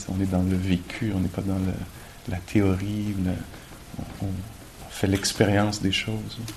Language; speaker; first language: French; native; French